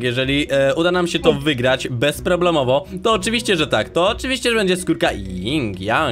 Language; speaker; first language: Polish; native; Polish